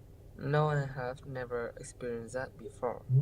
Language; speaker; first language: English; non-native, learner; Vietnamese